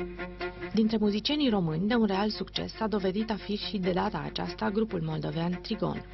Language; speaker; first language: Romanian; native; Romanian